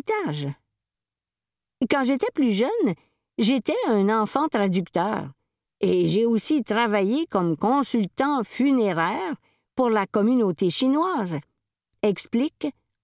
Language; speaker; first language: French; native; French